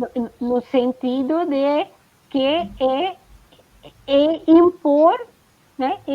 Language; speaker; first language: Portuguese; non-native, fluent; Spanish